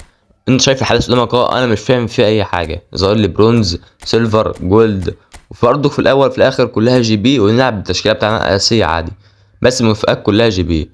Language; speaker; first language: Arabic; native; Arabic